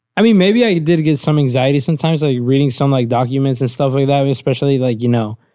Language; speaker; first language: English; early bilingual, other home language; Spanish